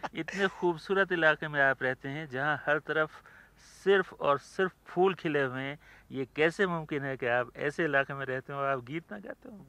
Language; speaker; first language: Urdu; native; Urdu